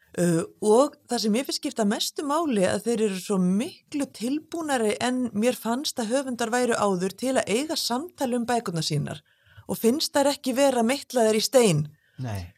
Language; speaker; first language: Icelandic; native; Icelandic